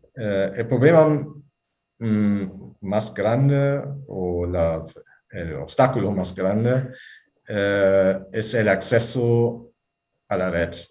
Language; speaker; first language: Spanish; non-native, fluent; German